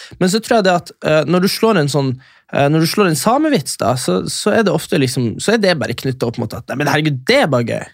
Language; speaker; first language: Norwegian; native; Norwegian